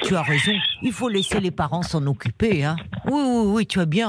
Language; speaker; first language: French; native; French